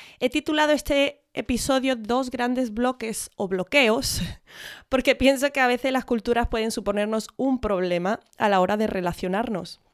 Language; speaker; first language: Spanish; early bilingual, other home language; English